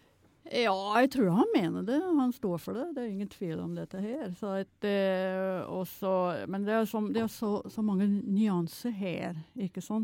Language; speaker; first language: Norwegian; non-native, fluent; English